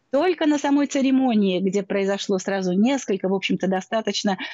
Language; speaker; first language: Russian; native; Russian